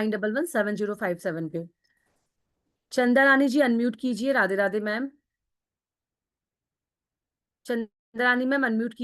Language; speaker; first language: Hindi; native; Hindi